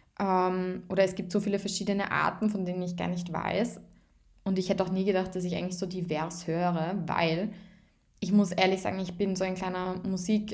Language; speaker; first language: German; native; German